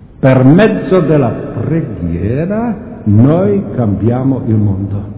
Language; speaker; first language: Italian; non-native, fluent; Czech